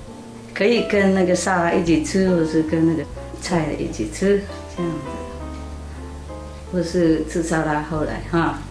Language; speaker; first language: Chinese; non-native, fluent; Vietnamese